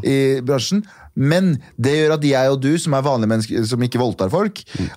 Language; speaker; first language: Norwegian; early bilingual, other home language; Kurdish